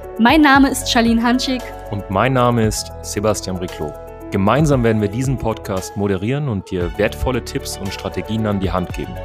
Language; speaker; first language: German; native; German